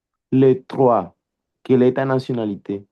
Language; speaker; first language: French; non-native, learner; Spanish